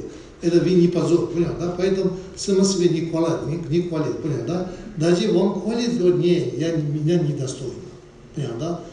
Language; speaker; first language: Russian; non-native, learner; Tibetan